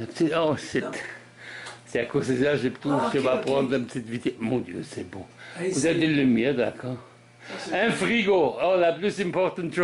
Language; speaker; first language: French; non-native, learner; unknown